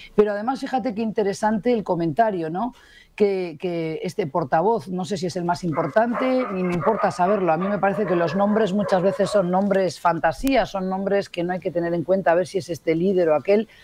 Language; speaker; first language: Spanish; native; Spanish